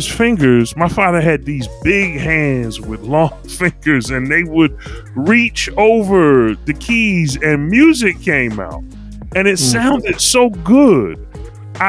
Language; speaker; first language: English; native; English